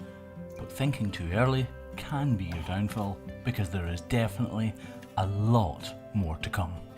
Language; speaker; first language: English; native; English